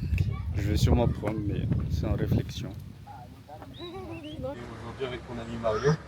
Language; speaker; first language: French; native; French